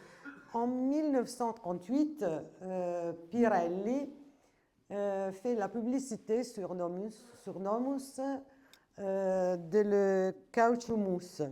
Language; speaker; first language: French; non-native, fluent; Italian